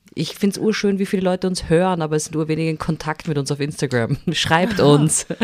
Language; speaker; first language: German; native; German